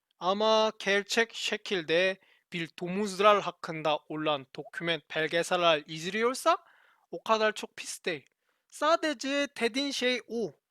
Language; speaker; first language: Turkish; non-native, learner; Korean